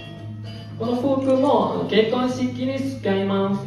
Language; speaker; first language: Japanese; non-native, learner; Indonesian